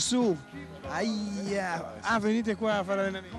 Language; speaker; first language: Italian; native; Italian